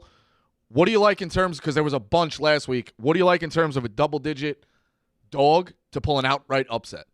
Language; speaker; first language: English; native; English